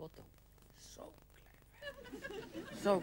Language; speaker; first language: English; non-native, learner; Spanish